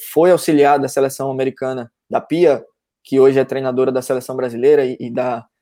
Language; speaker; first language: Portuguese; native; Portuguese